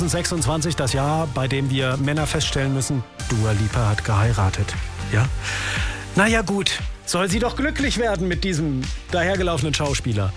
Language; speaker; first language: German; native; German